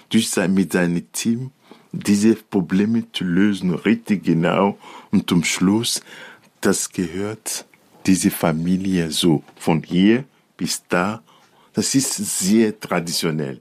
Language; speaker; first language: German; non-native, learner; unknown